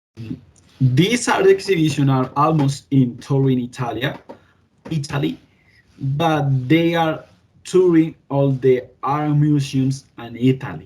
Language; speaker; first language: English; non-native, learner; Spanish